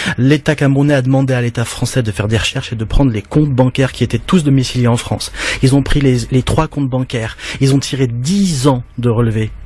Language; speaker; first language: French; native; French